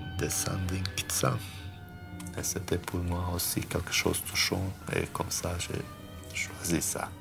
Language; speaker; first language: French; non-native, fluent; Bosnian